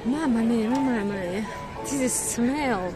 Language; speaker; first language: English; non-native, learner; Russian